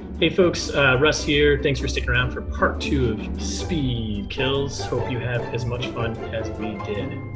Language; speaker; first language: English; native; English